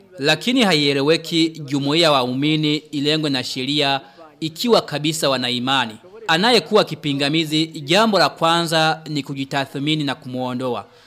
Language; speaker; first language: Swahili; non-native, local second language; Rundi